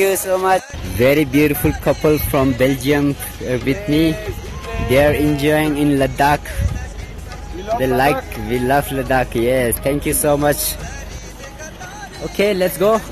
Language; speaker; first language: English; non-native, local second language; Ladakhi